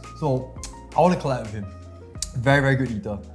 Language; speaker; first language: English; native; English